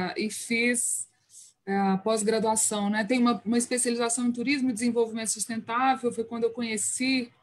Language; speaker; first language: Portuguese; native; Portuguese